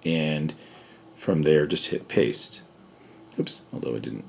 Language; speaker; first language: English; native; English